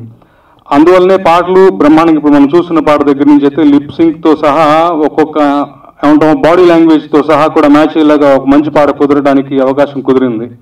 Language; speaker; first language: Telugu; native; Telugu